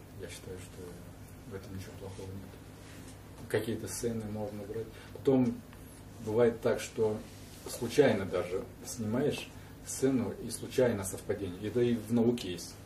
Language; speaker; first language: Russian; non-native, local second language; Kazakh